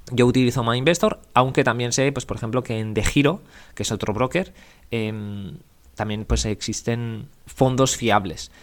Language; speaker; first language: Spanish; native; Spanish